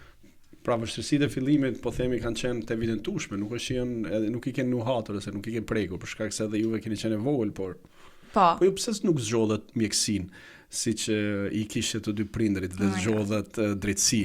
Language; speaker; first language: Albanian; native; Albanian